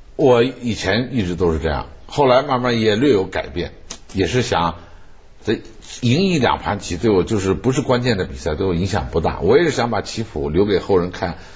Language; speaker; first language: Chinese; native; Chinese